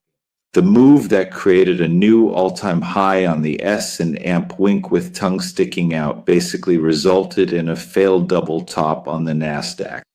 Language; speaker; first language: English; non-native, fluent; Italian